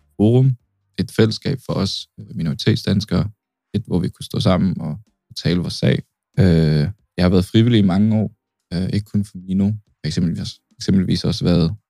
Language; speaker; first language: Danish; early bilingual, other home language; Kurdish